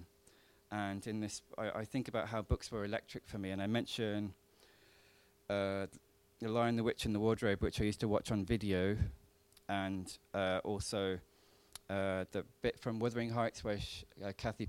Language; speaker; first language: English; native; English